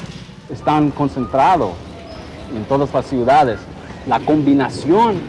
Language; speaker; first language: Spanish; non-native, fluent; English